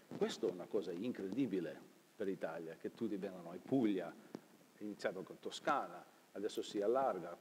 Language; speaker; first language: Italian; early bilingual, heritage; Italian